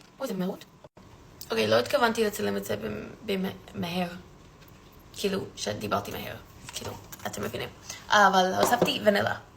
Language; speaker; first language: Hebrew; early bilingual, other home language; English